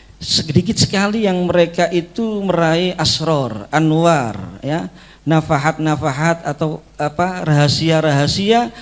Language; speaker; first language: Indonesian; native; Indonesian